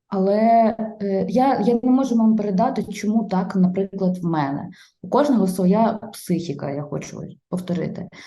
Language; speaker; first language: Ukrainian; non-native, local second language; Russian